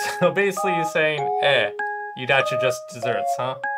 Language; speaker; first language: English; native; English